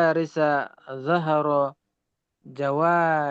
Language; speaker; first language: Arabic; non-native, learner; Indonesian